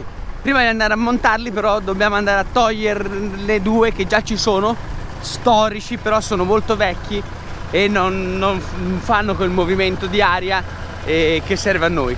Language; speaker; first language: Italian; native; Italian